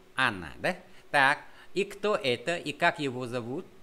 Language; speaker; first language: Russian; non-native, fluent; Vietnamese